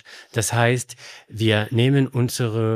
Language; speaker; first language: German; non-native, learner; Arabic